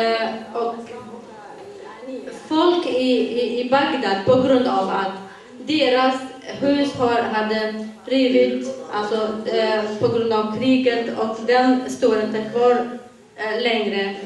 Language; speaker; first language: Swedish; non-native, fluent; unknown